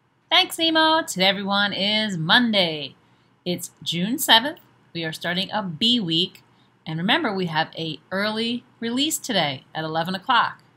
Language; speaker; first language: English; native; English